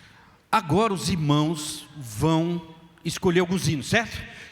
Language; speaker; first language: Portuguese; native; Portuguese